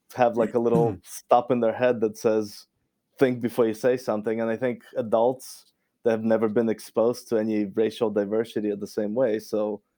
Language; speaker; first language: English; early bilingual, other home language; Romanian